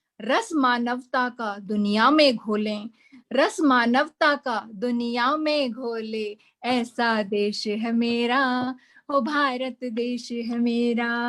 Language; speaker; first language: Hindi; native; Hindi